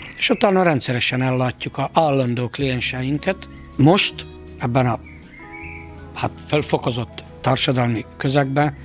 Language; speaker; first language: Hungarian; native; Hungarian